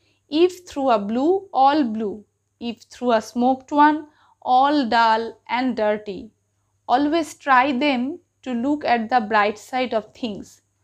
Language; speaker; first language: English; non-native, local second language; Bangla